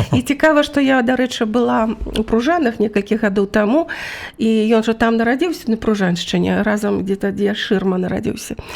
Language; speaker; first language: Belarusian; native; Belarusian